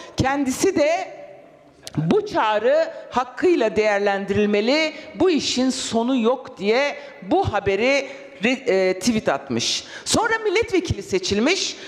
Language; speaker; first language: Turkish; non-native, local second language; Kurdish